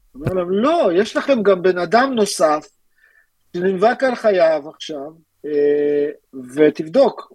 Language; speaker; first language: Hebrew; early bilingual, other home language; Russian